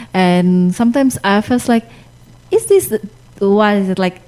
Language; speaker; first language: English; non-native, learner; Indonesian